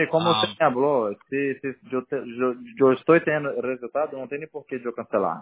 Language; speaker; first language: Spanish; non-native, learner; Portuguese